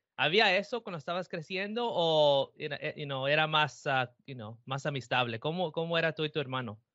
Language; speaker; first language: Spanish; early bilingual, heritage; Spanish